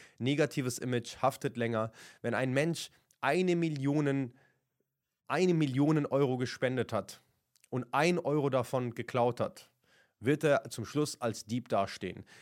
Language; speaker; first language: German; early bilingual, other home language; Kurdish